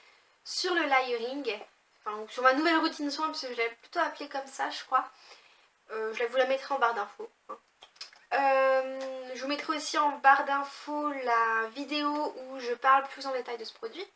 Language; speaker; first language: French; native; French